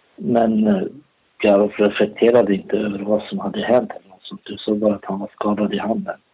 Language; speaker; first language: Swedish; early bilingual, other home language; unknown